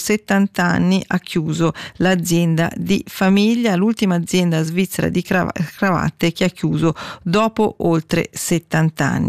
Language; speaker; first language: Italian; native; Italian